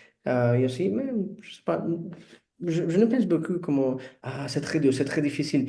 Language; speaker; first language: French; non-native, learner; Portuguese